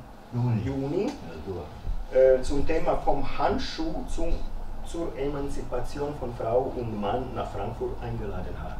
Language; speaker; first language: German; early bilingual, other home language; Croatian